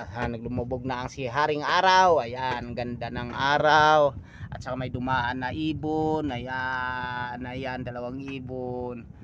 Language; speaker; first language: Filipino; native; Filipino